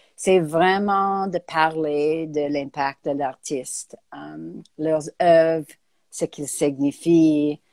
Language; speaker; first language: French; native; French